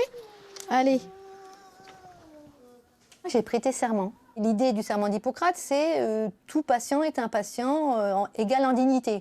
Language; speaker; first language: French; native; French